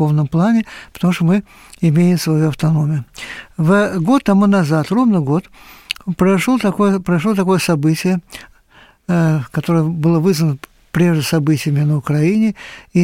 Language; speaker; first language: Russian; native; Russian